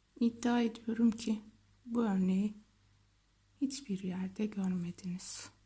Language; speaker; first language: Turkish; native; Turkish